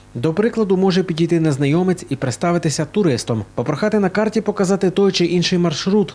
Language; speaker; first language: Ukrainian; native; Ukrainian